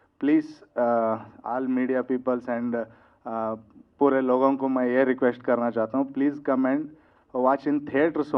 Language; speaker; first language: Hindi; non-native, local second language; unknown